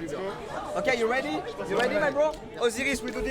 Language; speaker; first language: English; non-native, learner; French